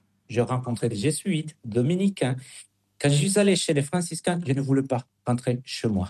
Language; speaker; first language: French; non-native, fluent; Spanish